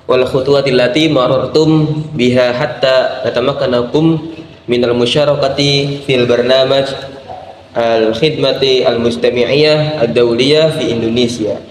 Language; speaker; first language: Arabic; non-native, learner; Indonesian